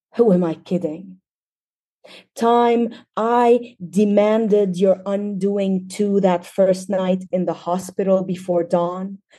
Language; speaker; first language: English; non-native, fluent; Arabic